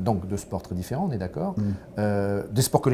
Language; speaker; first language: French; native; French